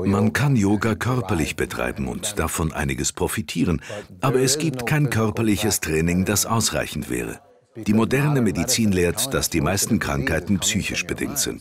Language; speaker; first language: German; native; German